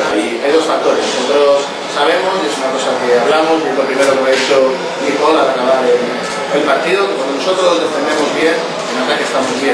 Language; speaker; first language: Spanish; native; Spanish